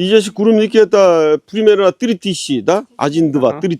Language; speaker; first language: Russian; non-native, learner; Korean